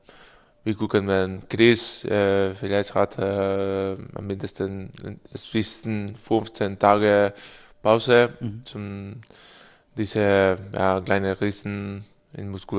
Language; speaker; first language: German; non-native, learner; Spanish